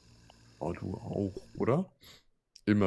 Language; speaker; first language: German; native; German